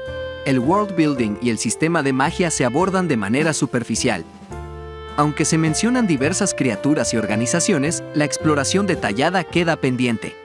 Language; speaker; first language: Spanish; native; Spanish